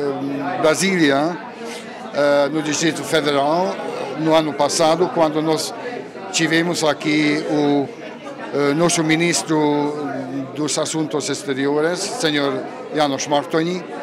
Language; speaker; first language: Portuguese; non-native, fluent; Hungarian